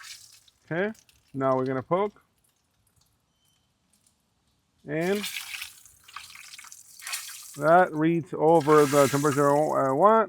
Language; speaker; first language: English; early bilingual, other home language; Spanish